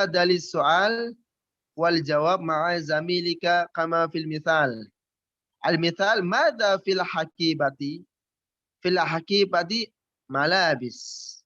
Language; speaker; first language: Arabic; non-native, fluent; Indonesian